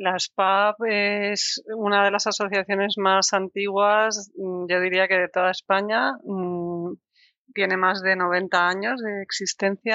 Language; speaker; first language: Spanish; native; Spanish